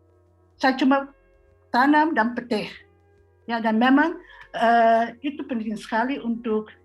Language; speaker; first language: Indonesian; non-native, fluent; Dutch